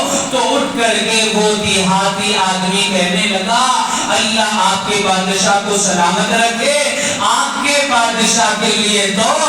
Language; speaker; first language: Urdu; native; Urdu